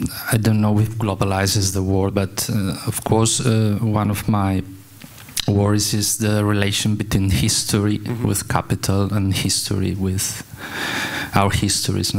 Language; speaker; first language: English; non-native, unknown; Spanish